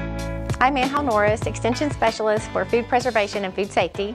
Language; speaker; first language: English; native; English